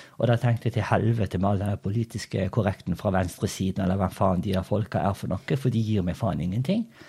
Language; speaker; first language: Norwegian; early bilingual, other home language; Portuguese